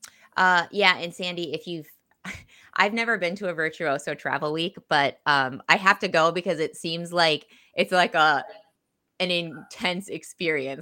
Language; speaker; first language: English; native; English